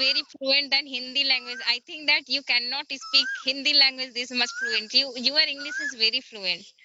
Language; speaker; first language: English; non-native, learner; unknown